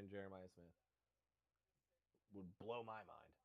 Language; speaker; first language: English; native; English